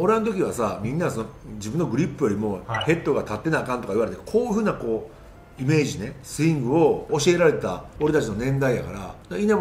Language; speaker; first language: Japanese; native; Japanese